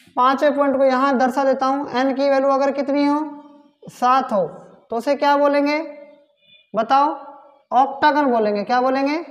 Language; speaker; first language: Hindi; native; Hindi